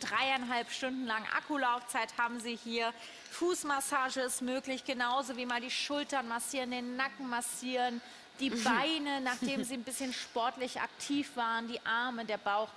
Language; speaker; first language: German; native; German